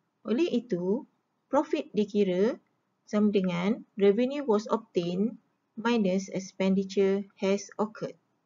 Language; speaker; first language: English; non-native, local second language; Malay